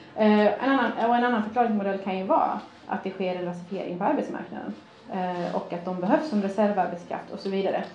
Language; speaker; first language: Swedish; early bilingual, other home language; Persian